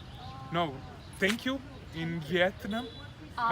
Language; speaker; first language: English; non-native, fluent; Portuguese